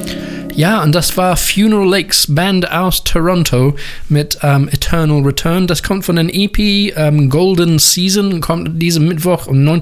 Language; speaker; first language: German; non-native, learner; English